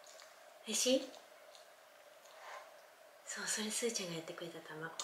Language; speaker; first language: Japanese; native; Japanese